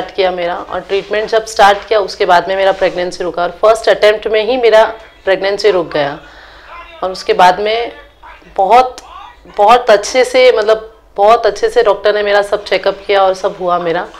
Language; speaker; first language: Hindi; non-native, local second language; Gujarati